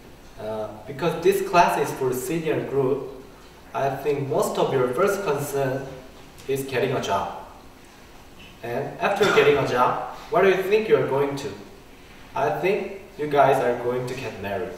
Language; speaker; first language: English; non-native, learner; Korean